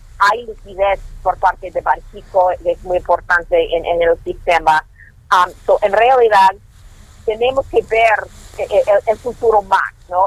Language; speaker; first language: Spanish; non-native, fluent; English